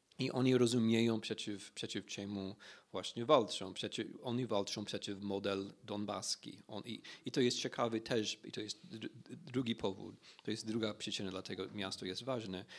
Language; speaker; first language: Polish; non-native, fluent; English